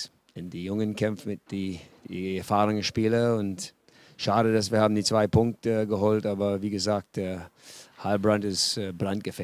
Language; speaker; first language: German; non-native, fluent; English